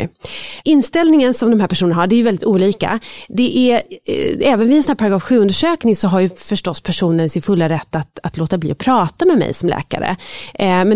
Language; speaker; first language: Swedish; native; Swedish